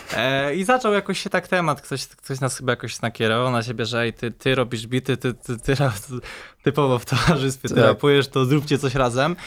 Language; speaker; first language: Polish; native; Polish